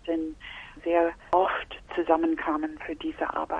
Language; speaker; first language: German; non-native, fluent; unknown